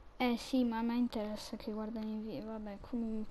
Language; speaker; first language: Italian; native; Italian